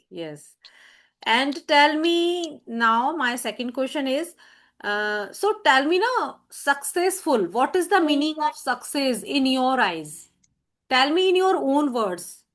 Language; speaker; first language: English; non-native, learner; Hindi